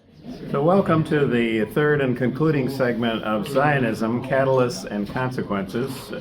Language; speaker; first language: English; native; English